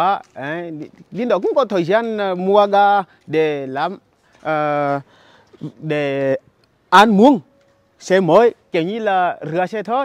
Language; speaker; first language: Vietnamese; non-native, learner; Portuguese